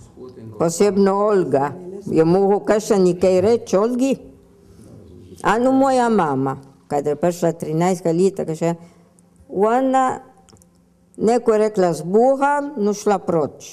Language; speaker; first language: Slovenian; early bilingual, heritage; Slovenian